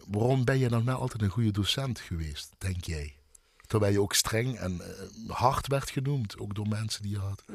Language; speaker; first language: Dutch; native; Dutch